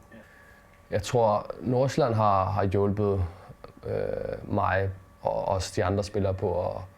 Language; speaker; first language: Danish; native; Danish